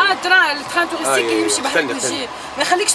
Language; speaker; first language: Arabic; native; Arabic